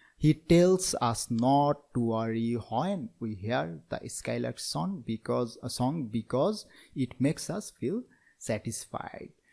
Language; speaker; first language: English; non-native, local second language; Bangla